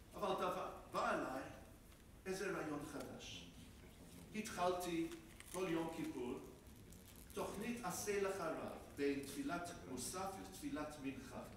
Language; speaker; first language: Hebrew; non-native, fluent; English